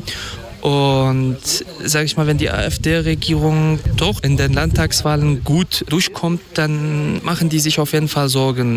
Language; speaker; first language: German; non-native, fluent; Kurdish